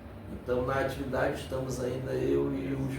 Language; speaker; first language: Portuguese; native; Portuguese